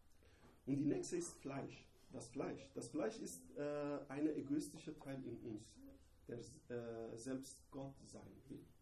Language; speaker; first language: German; non-native, learner; Persian